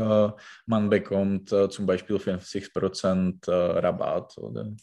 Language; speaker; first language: German; non-native, learner; Czech